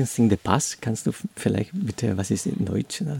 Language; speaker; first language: German; non-native, learner; Spanish